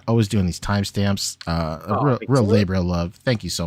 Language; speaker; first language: English; native; English